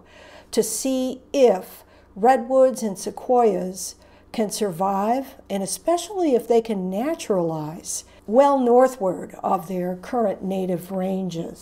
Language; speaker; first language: English; native; English